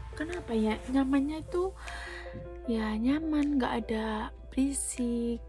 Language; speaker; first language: Indonesian; native; Indonesian